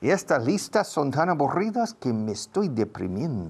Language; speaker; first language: Spanish; non-native, fluent; English